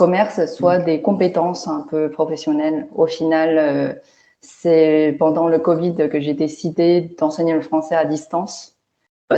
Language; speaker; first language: French; non-native, fluent; Chinese